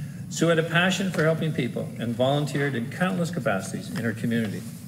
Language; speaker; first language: English; native; English